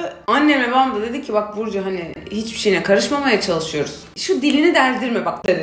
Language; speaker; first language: Turkish; native; Turkish